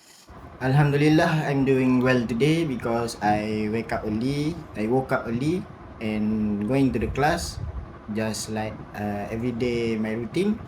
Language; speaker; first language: English; non-native, learner; Malay